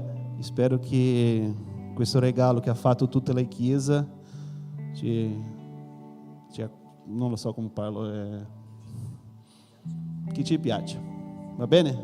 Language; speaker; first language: Italian; non-native, learner; Portuguese